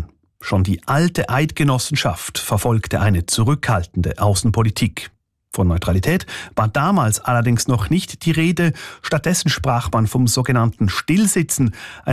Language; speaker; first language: German; native; German